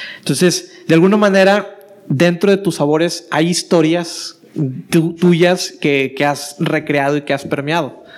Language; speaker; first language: Spanish; native; Spanish